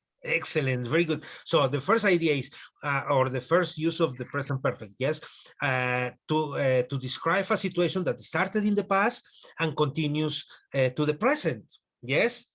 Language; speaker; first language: English; non-native, fluent; Spanish